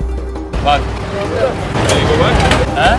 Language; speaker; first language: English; non-native, learner; Turkish